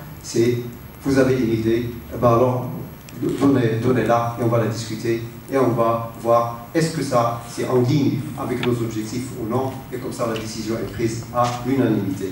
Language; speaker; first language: French; non-native, local second language; Arabic